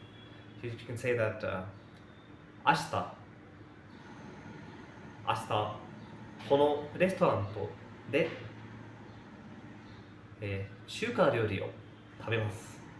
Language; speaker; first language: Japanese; non-native, fluent; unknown